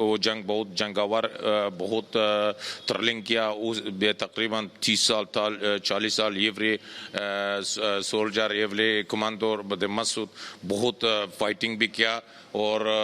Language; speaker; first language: Hindi; non-native, learner; Persian